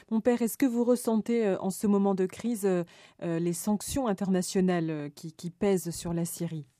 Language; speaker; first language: French; native; French